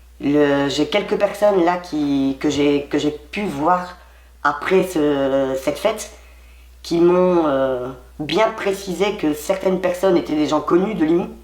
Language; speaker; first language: French; native; French